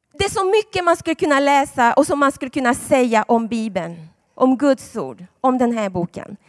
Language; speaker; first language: Swedish; non-native, fluent; Spanish